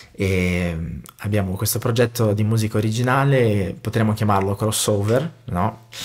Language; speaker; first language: Italian; non-native, fluent; Portuguese